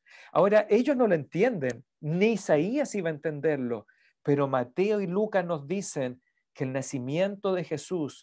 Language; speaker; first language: Spanish; native; Spanish